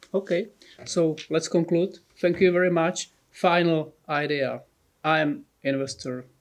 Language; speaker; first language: English; non-native, fluent; Czech